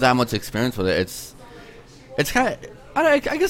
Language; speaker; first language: English; early bilingual, other home language; Polish